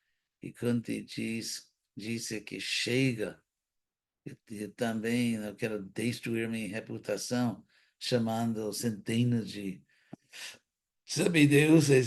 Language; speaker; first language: Portuguese; non-native, fluent; English